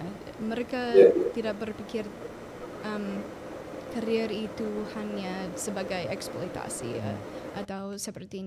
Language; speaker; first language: Indonesian; non-native, fluent; English